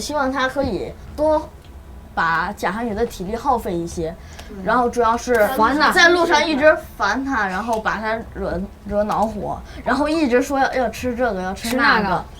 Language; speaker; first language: Chinese; native; Chinese